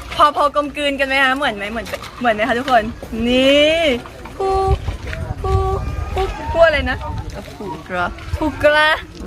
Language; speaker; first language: Thai; non-native, local second language; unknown